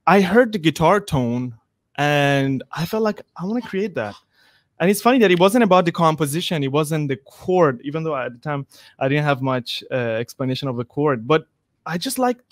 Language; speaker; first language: English; non-native, fluent; Persian